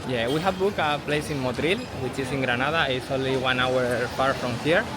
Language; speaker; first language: English; non-native, fluent; Spanish